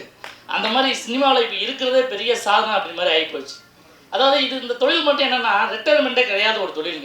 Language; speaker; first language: Tamil; native; Tamil